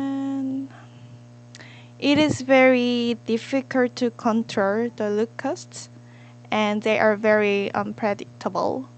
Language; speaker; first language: English; non-native, learner; Korean